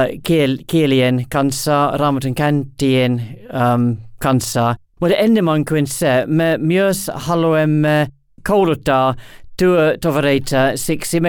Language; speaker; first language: Finnish; non-native, learner; English